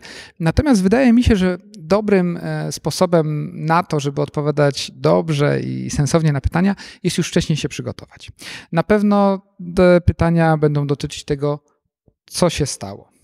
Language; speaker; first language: Polish; native; Polish